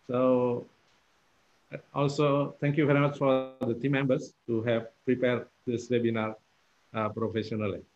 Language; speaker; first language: English; non-native, fluent; Indonesian